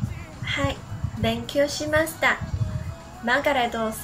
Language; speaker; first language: Japanese; non-native, learner; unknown